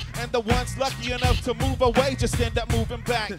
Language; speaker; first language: English; native; English